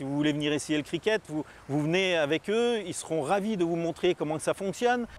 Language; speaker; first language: French; native; French